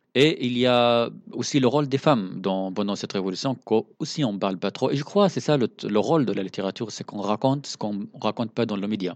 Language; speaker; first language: French; non-native, fluent; Arabic